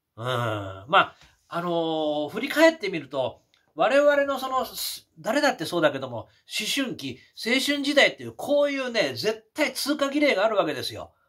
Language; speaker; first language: Japanese; native; Japanese